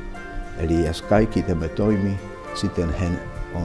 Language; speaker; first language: Finnish; non-native, fluent; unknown